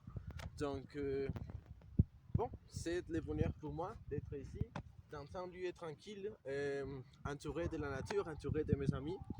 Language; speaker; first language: French; non-native, learner; Spanish